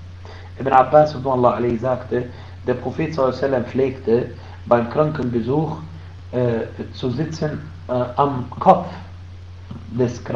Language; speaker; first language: German; non-native, fluent; Arabic